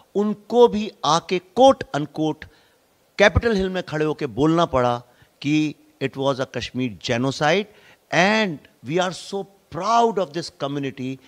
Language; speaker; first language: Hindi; native; Hindi